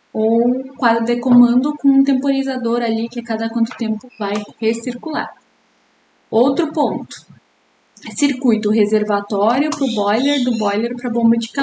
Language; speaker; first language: Portuguese; native; Portuguese